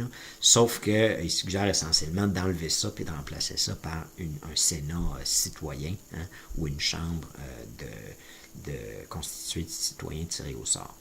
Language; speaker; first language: French; native; French